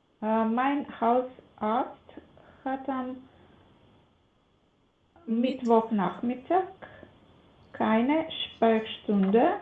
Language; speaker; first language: German; non-native, learner; Macedonian